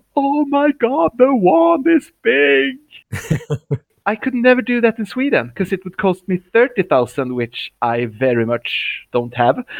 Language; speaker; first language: English; non-native, fluent; Swedish